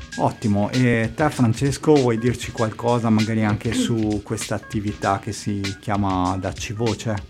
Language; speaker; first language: Italian; native; Italian